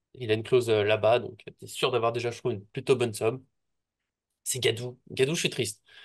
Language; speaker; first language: French; native; French